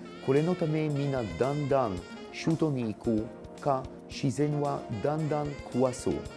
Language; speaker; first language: Japanese; non-native, fluent; Hebrew